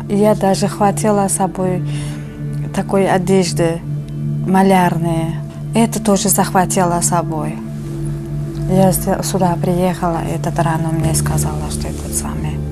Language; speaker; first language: Russian; non-native, learner; Uzbek